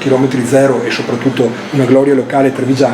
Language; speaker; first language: Italian; native; Italian